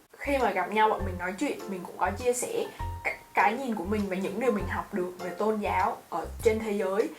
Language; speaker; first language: Vietnamese; native; Vietnamese